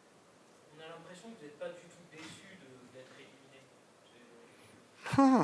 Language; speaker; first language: French; native; French